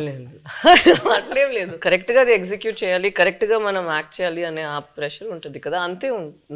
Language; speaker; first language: Telugu; non-native, fluent; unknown